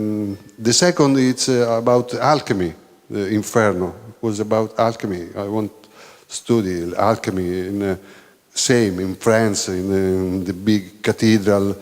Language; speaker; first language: English; non-native, learner; Italian